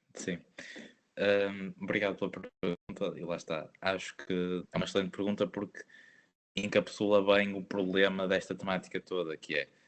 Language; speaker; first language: Portuguese; native; Portuguese